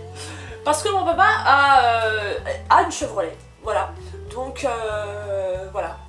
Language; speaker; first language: French; native; French